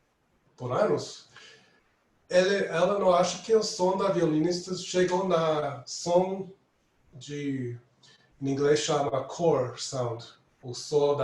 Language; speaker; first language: Portuguese; non-native, fluent; English